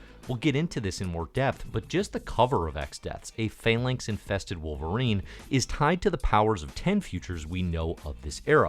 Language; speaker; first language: English; native; English